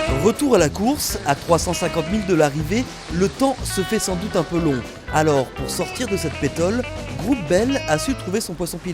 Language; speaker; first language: French; native; French